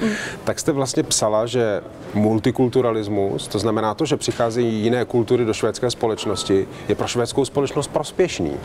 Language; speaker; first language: Czech; native; Czech